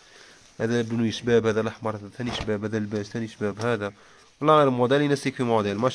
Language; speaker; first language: Arabic; native; Arabic